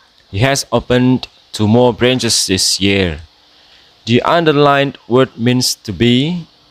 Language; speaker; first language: English; non-native, fluent; Indonesian